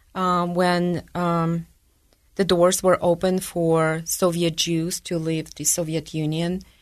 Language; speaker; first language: English; non-native, fluent; Ukrainian